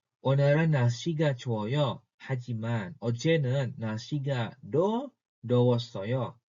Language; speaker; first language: Korean; non-native, fluent; Indonesian